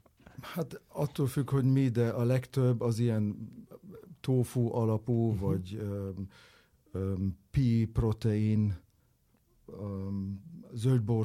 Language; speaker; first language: Hungarian; non-native, fluent; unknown